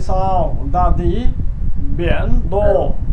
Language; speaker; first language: Vietnamese; non-native, learner; Korean